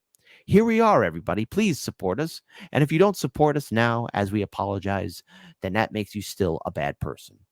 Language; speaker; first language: English; native; English